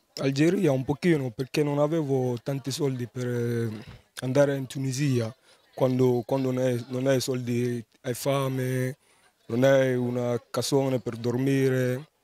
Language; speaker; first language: Italian; non-native, learner; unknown